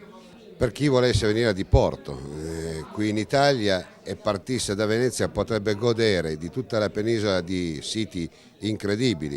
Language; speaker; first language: Italian; native; Italian